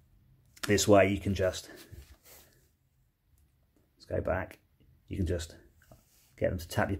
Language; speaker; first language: English; native; English